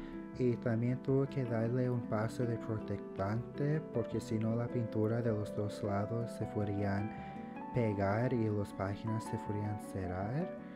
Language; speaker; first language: Spanish; early bilingual, heritage; English